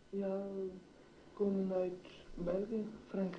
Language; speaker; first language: Dutch; non-native, local second language; Italian